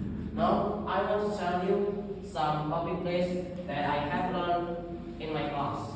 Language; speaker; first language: English; non-native, learner; Indonesian